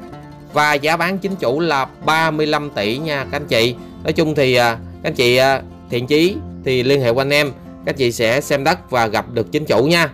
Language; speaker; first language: Vietnamese; native; Vietnamese